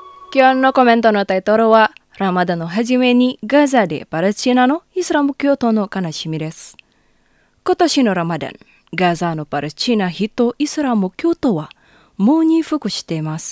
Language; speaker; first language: Japanese; non-native, fluent; Indonesian